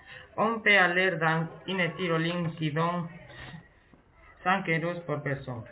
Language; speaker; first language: French; non-native, learner; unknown